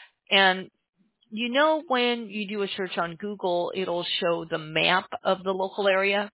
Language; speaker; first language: English; native; English